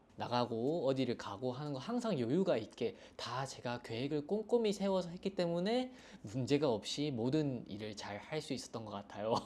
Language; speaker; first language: Korean; native; Korean